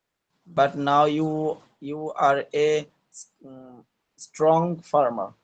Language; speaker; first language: English; non-native, learner; Bangla